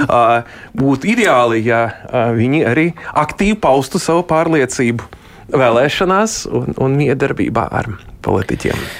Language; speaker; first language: Latvian; non-native, local second language; Russian